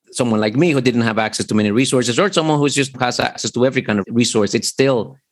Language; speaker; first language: English; early bilingual, other home language; Spanish